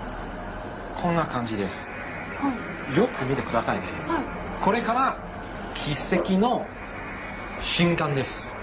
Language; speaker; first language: Japanese; non-native, learner; Chinese